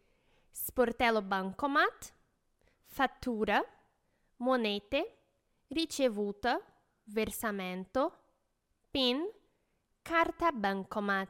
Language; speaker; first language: Italian; non-native, fluent; Portuguese